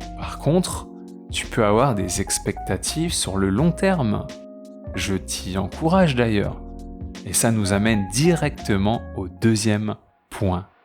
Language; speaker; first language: French; native; French